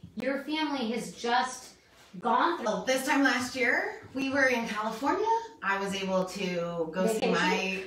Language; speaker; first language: English; native; English